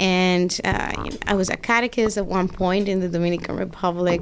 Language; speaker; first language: English; non-native, fluent; Spanish